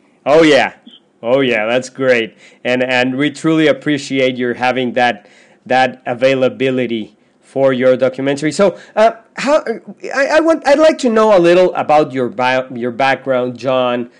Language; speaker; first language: English; non-native, fluent; Spanish